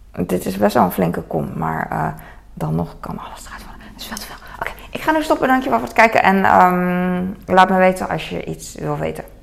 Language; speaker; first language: Dutch; early bilingual, other home language; Cantonese